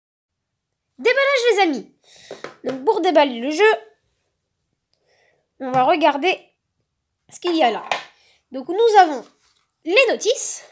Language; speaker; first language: French; native; French